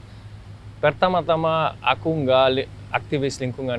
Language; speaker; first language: Indonesian; non-native, fluent; German